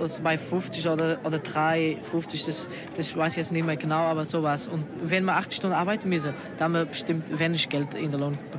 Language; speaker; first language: German; non-native, learner; Portuguese